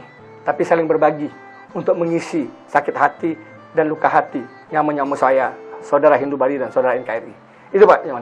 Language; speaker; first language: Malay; non-native, local second language; Balinese